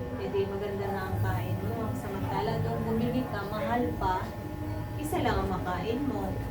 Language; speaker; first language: Filipino; non-native, local second language; Cebuano